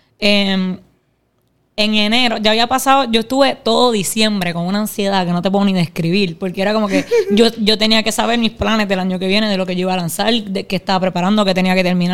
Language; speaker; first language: Spanish; native; Spanish